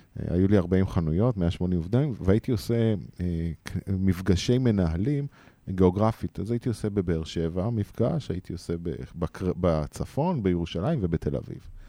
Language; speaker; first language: Hebrew; native; Hebrew